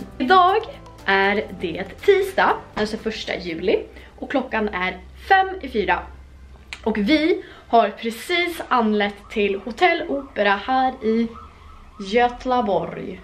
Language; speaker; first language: Swedish; native; Swedish